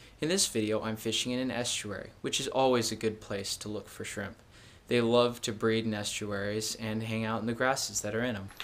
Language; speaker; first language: English; native; English